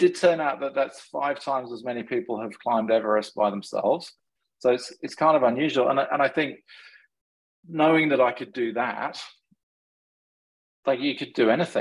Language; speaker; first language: English; native; English